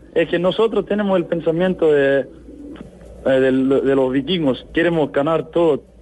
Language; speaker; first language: Spanish; non-native, fluent; Icelandic